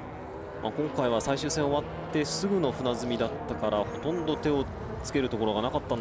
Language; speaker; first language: Japanese; native; Japanese